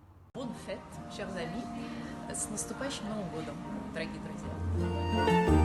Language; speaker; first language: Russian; non-native, learner; French